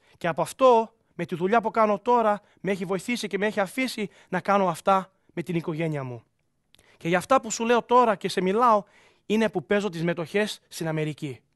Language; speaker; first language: Greek; early bilingual, heritage; Greek